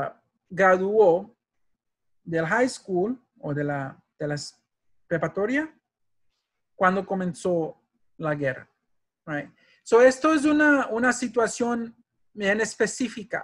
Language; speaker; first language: Spanish; early bilingual, heritage; Spanish